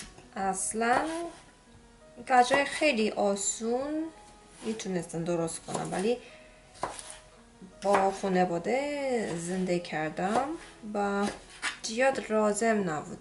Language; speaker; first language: Persian; non-native, learner; Korean